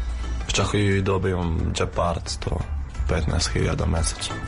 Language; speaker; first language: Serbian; non-native, fluent; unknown